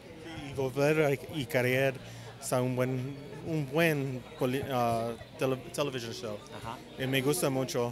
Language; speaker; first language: Spanish; early bilingual, heritage; English